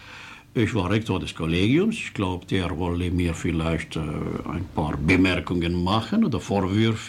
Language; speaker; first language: German; non-native, local second language; French